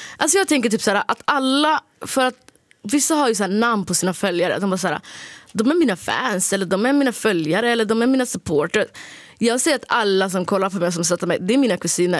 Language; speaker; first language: Swedish; early bilingual, other home language; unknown